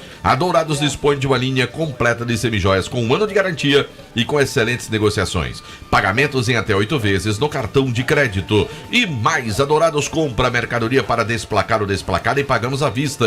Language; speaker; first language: Portuguese; native; Portuguese